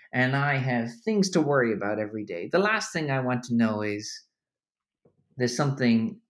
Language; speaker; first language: English; native; English